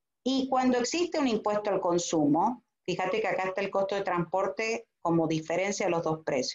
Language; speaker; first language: Spanish; native; Spanish